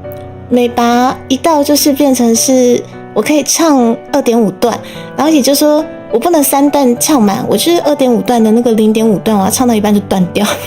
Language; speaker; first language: Chinese; native; Chinese